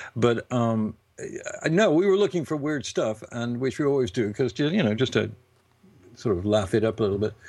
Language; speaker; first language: English; native; English